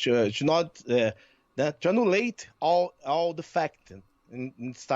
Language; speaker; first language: English; non-native, learner; Portuguese